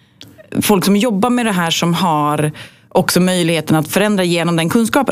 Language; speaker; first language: Swedish; native; Swedish